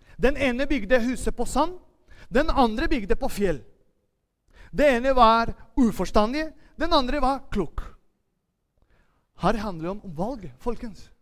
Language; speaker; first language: Norwegian; non-native, fluent; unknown